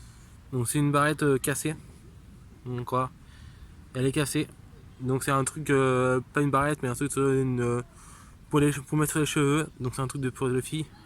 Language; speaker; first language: French; native; French